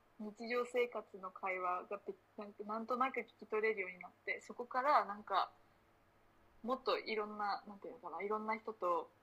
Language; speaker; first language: Japanese; early bilingual, other home language; Spanish